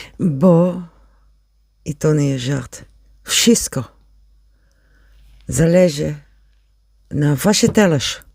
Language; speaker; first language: Polish; non-native, learner; Dutch